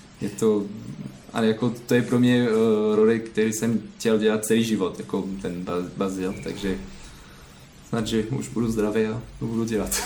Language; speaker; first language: Czech; non-native, learner; French